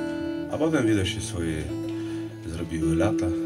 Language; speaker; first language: Polish; non-native, fluent; Russian